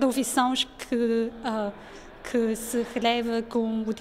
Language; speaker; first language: Portuguese; non-native, local second language; Chinese